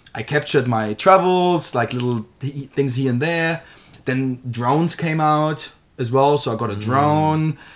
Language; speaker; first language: English; non-native, fluent; German